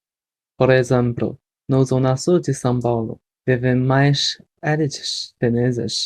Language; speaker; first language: Portuguese; non-native, fluent; Chinese